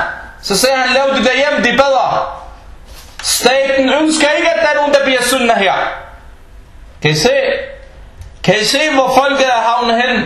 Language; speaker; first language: Danish; non-native, fluent; Arabic